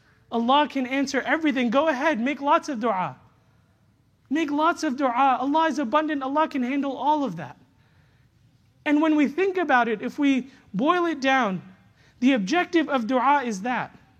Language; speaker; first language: English; native; English